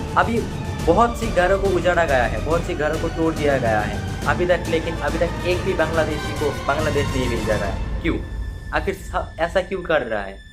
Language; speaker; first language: Hindi; non-native, local second language; Bangla